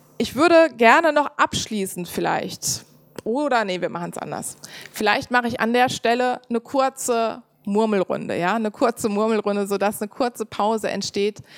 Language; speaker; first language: German; native; German